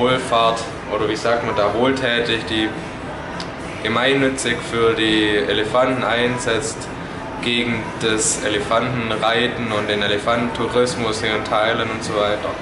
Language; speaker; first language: German; native; German